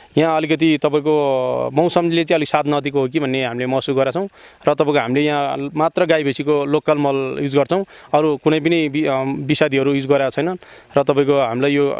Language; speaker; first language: Nepali; non-native, local second language; Sherpa